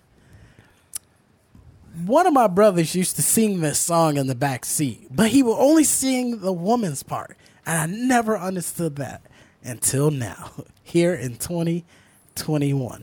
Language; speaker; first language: English; native; English